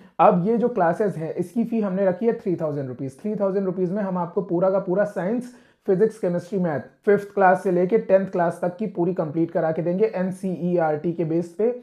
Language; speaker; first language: Hindi; non-native, local second language; Punjabi